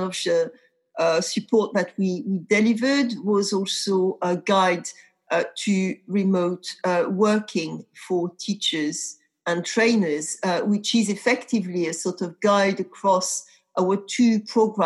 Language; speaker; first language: English; non-native, fluent; French